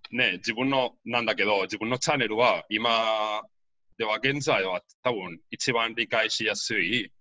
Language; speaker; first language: Japanese; non-native, fluent; Spanish